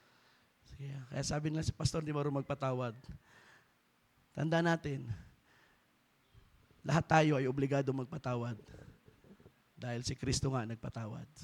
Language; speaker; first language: Filipino; native; Filipino